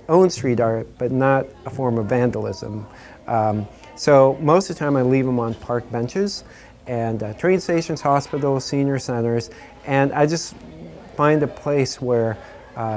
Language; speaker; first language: English; native; English